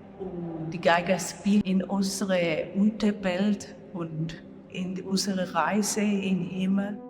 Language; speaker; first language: German; non-native, learner; Spanish